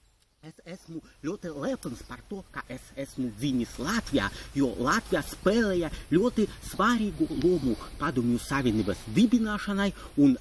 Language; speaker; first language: Latvian; non-native, local second language; Russian